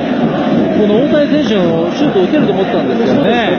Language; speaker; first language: Japanese; native; Japanese